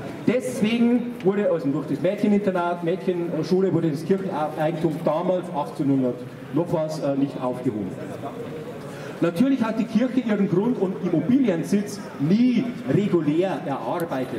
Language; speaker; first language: German; native; German